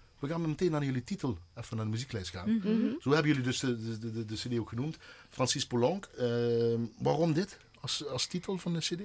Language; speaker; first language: Dutch; native; Dutch